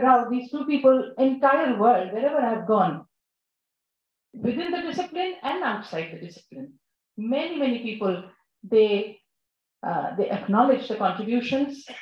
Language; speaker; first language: English; non-native, local second language; Bangla